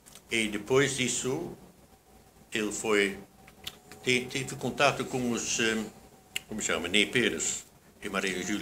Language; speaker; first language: Portuguese; non-native, fluent; Dutch